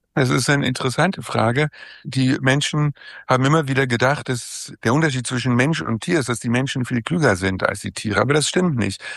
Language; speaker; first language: German; native; German